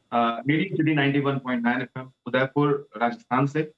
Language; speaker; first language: Hindi; native; Hindi